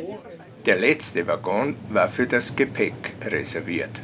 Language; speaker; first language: German; native; German